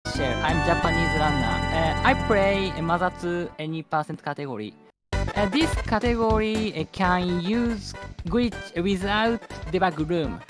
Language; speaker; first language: English; non-native, learner; Japanese